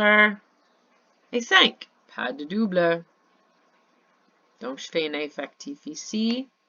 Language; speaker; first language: French; non-native, fluent; English